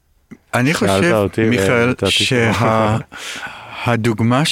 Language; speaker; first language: Hebrew; early bilingual, other home language; English